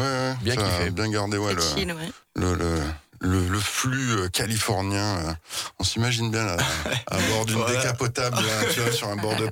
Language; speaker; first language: French; native; French